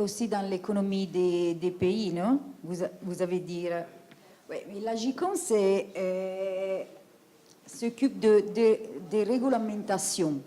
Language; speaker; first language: French; non-native, fluent; Italian